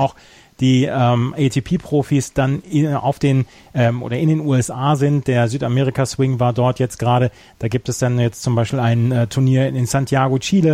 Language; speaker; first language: German; native; German